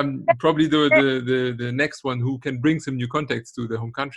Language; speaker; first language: English; non-native, fluent; German